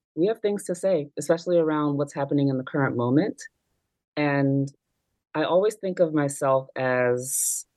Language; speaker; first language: English; native; English